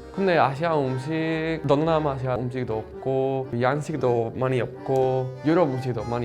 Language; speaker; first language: Korean; non-native, learner; Spanish